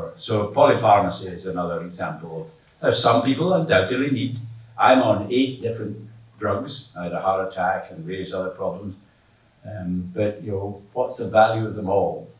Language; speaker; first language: English; native; English